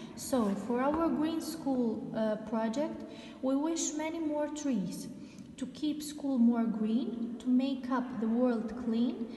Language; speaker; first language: English; non-native, fluent; Albanian